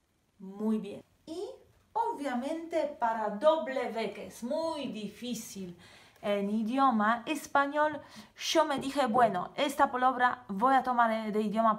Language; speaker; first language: Spanish; non-native, fluent; Polish